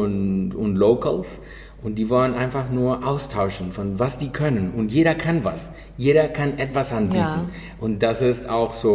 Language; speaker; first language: German; non-native, fluent; Spanish